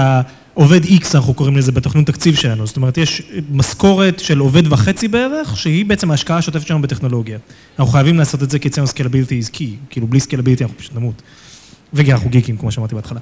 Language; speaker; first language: Hebrew; native; Hebrew